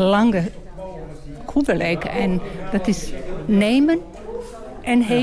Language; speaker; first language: Dutch; non-native, learner; Bosnian